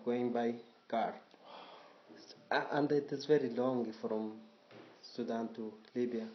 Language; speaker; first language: English; non-native, learner; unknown